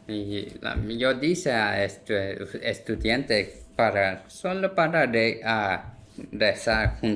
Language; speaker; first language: Spanish; non-native, learner; Korean